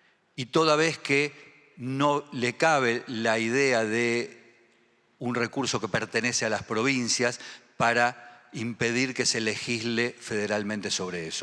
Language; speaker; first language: Spanish; native; Spanish